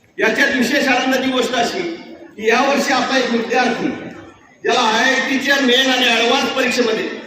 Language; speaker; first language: Marathi; native; Marathi